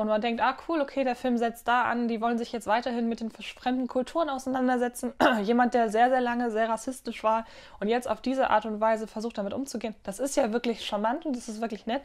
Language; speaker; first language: German; native; German